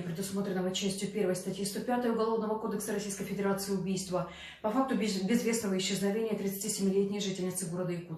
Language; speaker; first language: Russian; native; Russian